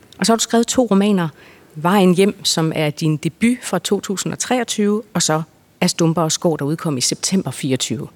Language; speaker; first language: Danish; native; Danish